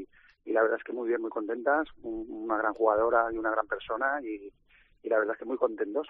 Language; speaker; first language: Spanish; native; Spanish